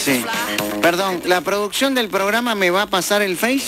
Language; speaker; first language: Spanish; native; Spanish